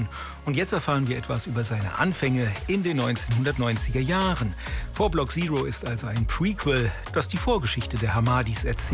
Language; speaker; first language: German; native; German